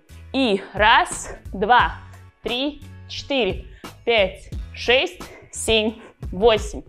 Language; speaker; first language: Russian; native; Russian